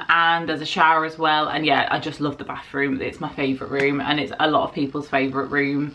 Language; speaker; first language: English; native; English